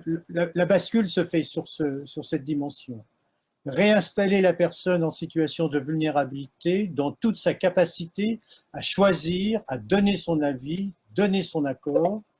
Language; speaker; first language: French; native; French